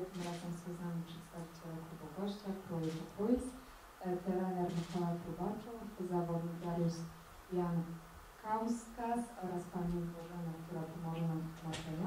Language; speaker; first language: Polish; native; Polish